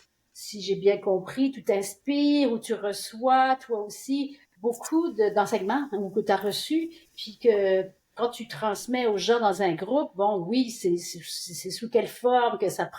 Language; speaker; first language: French; native; French